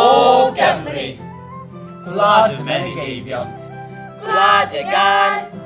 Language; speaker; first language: Welsh; non-native, local second language; English